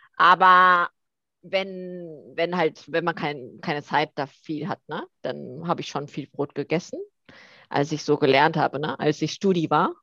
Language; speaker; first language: German; early bilingual, other home language; Korean